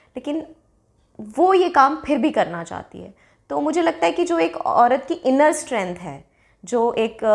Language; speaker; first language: Hindi; non-native, local second language; Dogri